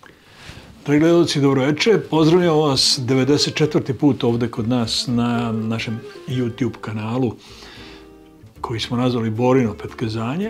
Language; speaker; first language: Bosnian; native; Bosnian